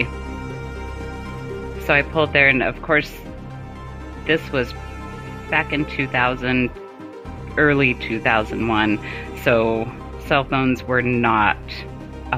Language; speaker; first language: English; native; English